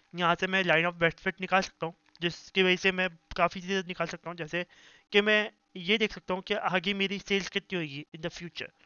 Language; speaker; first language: Hindi; native; Hindi